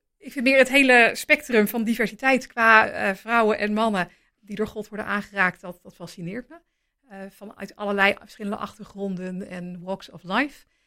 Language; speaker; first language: Dutch; native; Dutch